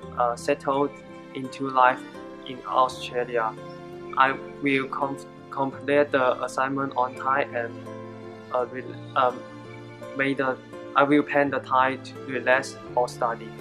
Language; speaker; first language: English; non-native, learner; Chinese